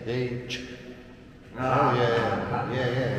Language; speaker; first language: English; non-native, learner; Turkish